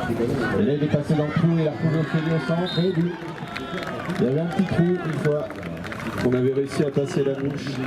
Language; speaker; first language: French; native; French